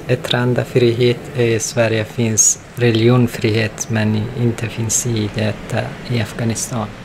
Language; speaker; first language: Swedish; non-native, learner; Persian